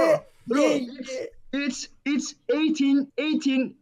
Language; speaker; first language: English; non-native, learner; Turkish